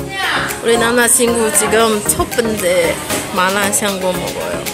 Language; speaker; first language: Korean; non-native, learner; Chinese